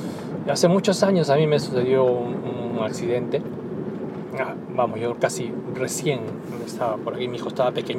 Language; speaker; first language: Spanish; native; Spanish